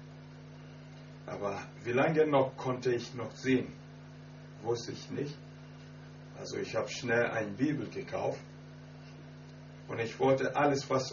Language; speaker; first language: German; non-native, fluent; Akan